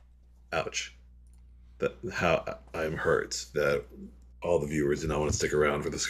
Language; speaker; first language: English; native; English